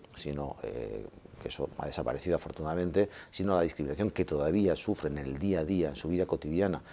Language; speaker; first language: Spanish; non-native, local second language; Basque